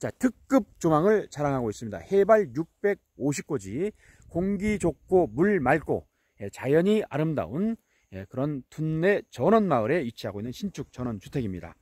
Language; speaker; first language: Korean; native; Korean